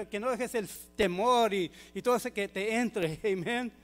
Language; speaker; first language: Spanish; early bilingual, heritage; Spanish